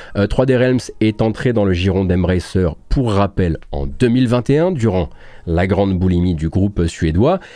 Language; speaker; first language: French; native; French